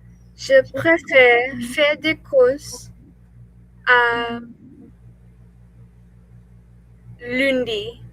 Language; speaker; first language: French; non-native, learner; English